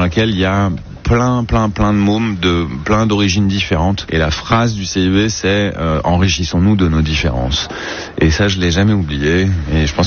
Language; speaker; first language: French; native; French